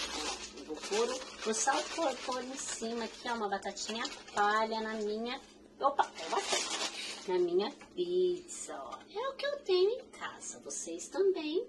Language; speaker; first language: Portuguese; native; Portuguese